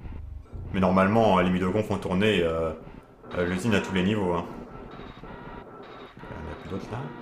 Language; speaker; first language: French; native; French